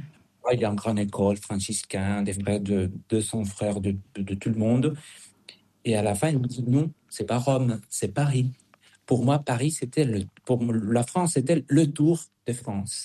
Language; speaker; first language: French; non-native, fluent; Spanish